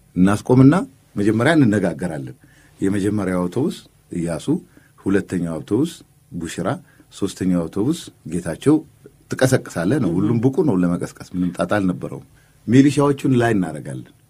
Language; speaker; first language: Amharic; non-native, local second language; Tigrinya